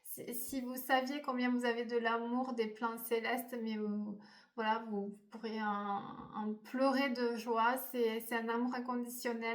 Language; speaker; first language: French; native; French